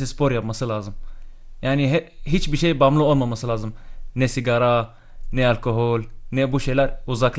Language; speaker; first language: Turkish; non-native, learner; Arabic